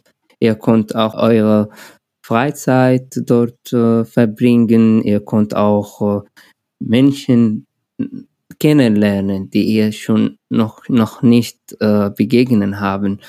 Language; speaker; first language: German; non-native, learner; Arabic